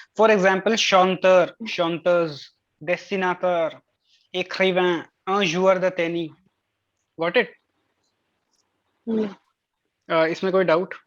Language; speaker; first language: French; non-native, fluent; Hindi